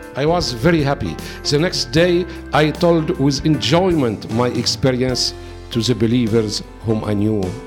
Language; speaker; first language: English; non-native, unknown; Arabic